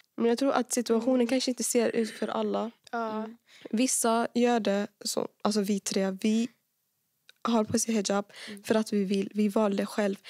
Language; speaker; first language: Swedish; early bilingual, other home language; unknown